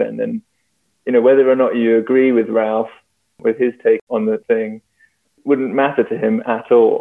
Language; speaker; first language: English; native; English